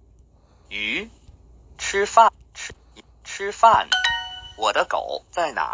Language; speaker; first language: Chinese; non-native, learner; English